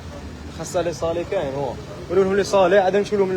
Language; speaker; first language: Arabic; native; Arabic